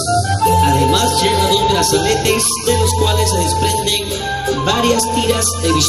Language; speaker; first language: Spanish; native; Spanish